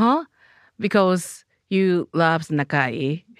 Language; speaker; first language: English; non-native, learner; Japanese